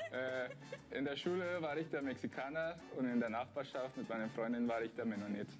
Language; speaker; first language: German; early bilingual, other home language; Spanish